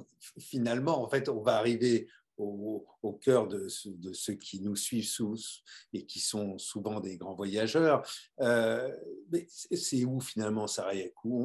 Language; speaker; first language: French; native; French